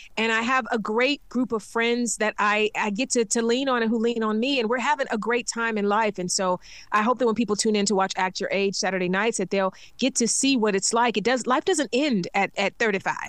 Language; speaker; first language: English; native; English